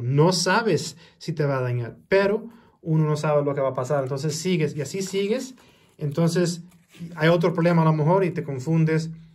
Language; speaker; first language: Spanish; early bilingual, heritage; Spanish